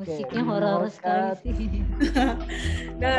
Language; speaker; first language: Indonesian; native; Indonesian